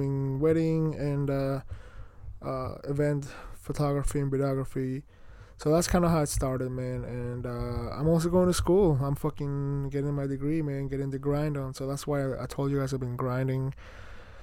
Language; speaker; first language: English; early bilingual, other home language; Spanish